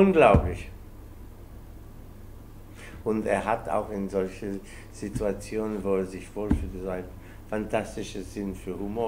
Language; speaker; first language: German; non-native, fluent; Spanish